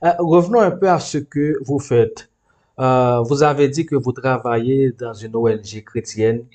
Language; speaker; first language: French; non-native, local second language; Haitian Creole